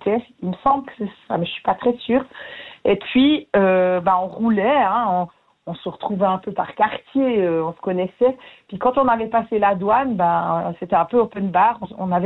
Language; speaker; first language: French; native; French